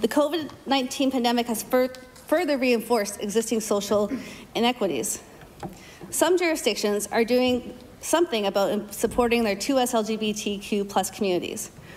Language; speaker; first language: English; native; English